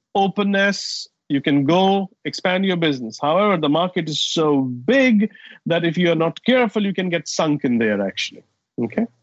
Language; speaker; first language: English; non-native, fluent; Arabic